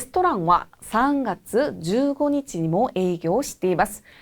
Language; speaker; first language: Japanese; non-native, fluent; Korean